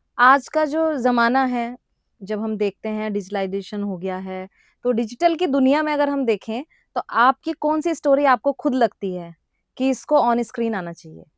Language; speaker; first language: Hindi; native; Hindi